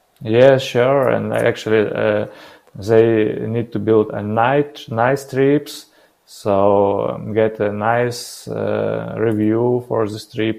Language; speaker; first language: English; non-native, learner; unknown